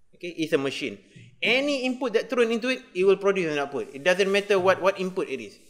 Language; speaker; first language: English; non-native, local second language; Malay